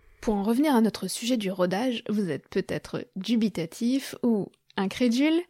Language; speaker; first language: French; native; French